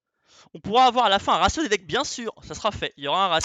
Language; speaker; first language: French; native; French